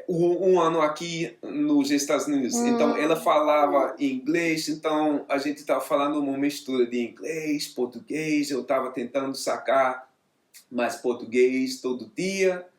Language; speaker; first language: Portuguese; non-native, fluent; English